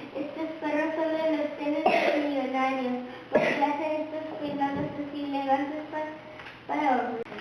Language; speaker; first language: Spanish; non-native, local second language; Galician